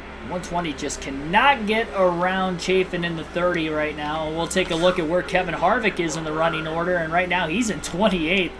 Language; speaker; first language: English; native; English